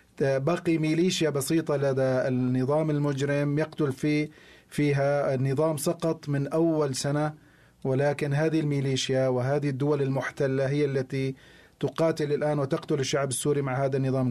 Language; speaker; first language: Arabic; native; Arabic